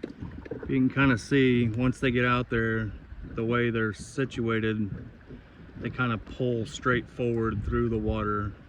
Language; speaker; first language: English; native; English